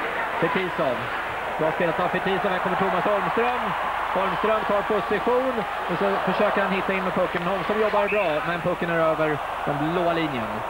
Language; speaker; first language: Swedish; native; Swedish